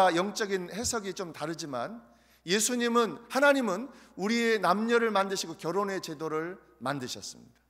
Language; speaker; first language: Korean; native; Korean